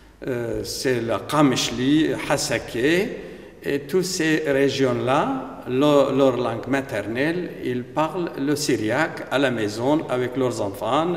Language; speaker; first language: French; non-native, fluent; Aramaic